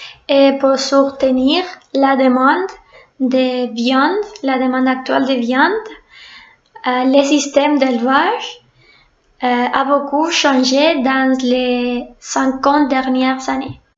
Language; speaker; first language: French; non-native, fluent; Spanish